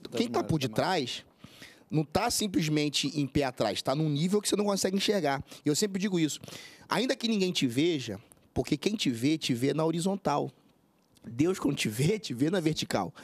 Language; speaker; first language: Portuguese; native; Portuguese